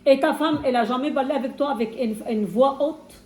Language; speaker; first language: French; non-native, fluent; Arabic